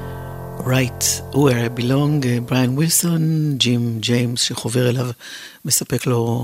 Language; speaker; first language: Hebrew; native; Hebrew